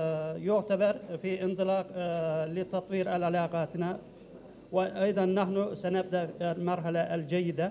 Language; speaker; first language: Arabic; non-native, learner; Turkish